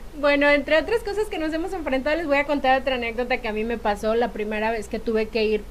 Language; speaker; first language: Spanish; native; Spanish